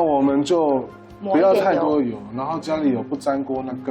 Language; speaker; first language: Chinese; native; Chinese